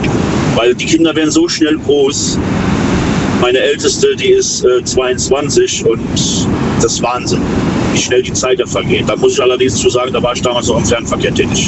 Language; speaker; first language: German; native; German